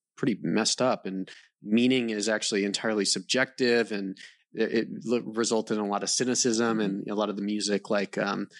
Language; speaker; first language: English; native; English